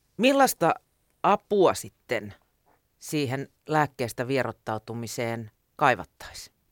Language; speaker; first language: Finnish; native; Finnish